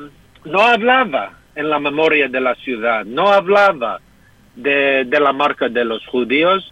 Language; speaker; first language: Spanish; non-native, fluent; English